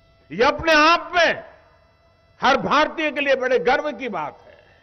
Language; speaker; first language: Hindi; non-native, local second language; Gujarati